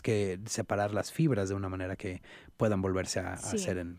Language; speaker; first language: Spanish; native; Spanish